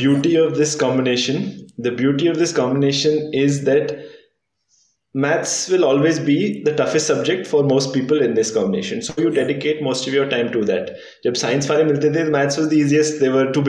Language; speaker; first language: English; non-native, local second language; Hindi